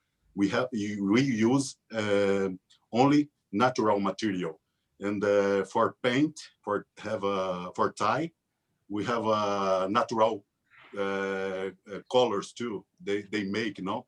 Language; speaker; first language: English; non-native, learner; Portuguese